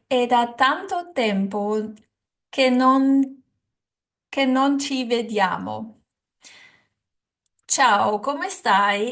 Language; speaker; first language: Italian; non-native, learner; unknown